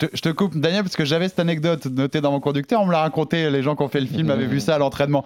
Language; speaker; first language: French; native; French